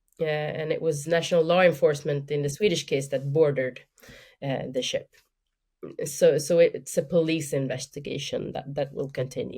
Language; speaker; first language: English; non-native, fluent; Swedish